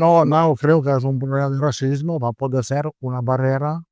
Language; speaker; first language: Portuguese; non-native, learner; Italian